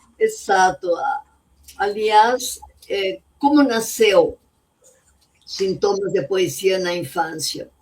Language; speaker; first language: Portuguese; non-native, fluent; Spanish